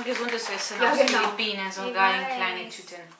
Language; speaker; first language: German; non-native, fluent; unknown